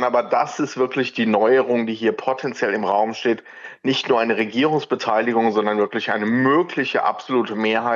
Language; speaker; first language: German; native; German